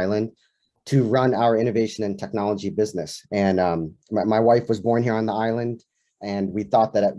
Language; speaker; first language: English; native; English